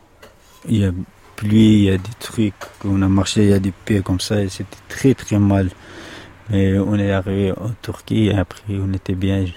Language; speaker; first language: French; non-native, learner; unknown